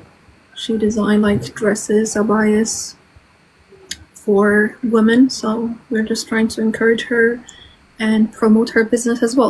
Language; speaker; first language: English; non-native, fluent; Amharic